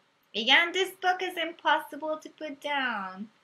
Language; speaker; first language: English; non-native, fluent; Hungarian